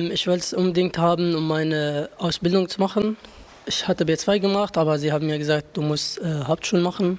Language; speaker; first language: German; non-native, learner; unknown